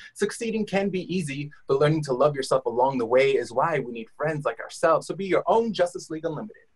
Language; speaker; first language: English; native; English